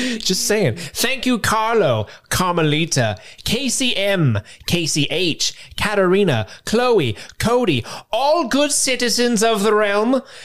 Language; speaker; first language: English; native; English